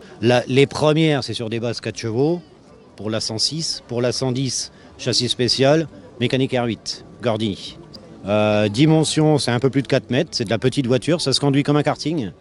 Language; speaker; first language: French; native; French